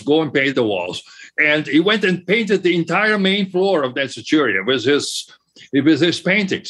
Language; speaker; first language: English; non-native, fluent; German